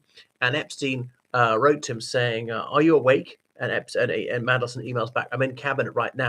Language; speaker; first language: English; native; English